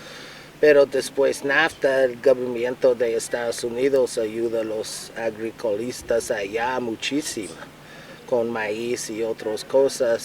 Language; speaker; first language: Spanish; non-native, learner; English